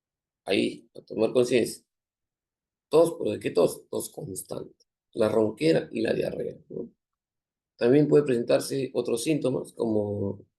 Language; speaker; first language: Spanish; native; Spanish